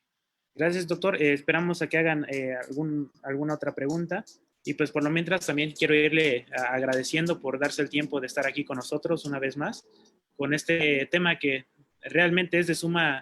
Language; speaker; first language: Spanish; native; Spanish